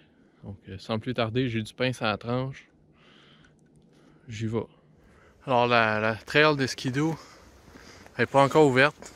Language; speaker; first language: French; native; French